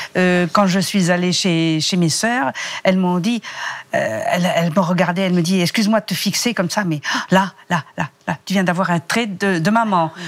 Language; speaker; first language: French; native; French